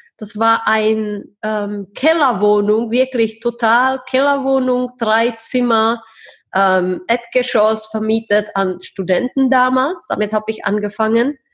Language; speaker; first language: German; non-native, fluent; Czech